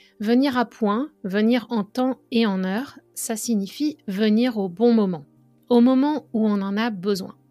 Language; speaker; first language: French; native; French